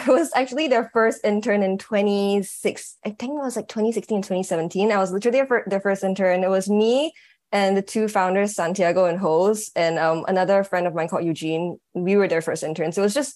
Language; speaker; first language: English; native; English